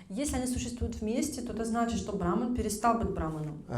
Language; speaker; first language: Russian; native; Russian